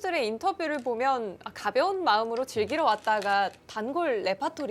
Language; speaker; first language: Korean; native; Korean